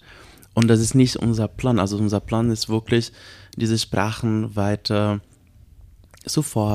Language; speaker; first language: German; non-native, learner; Portuguese